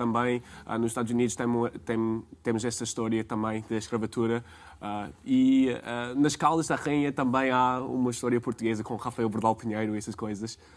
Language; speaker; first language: Portuguese; non-native, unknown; English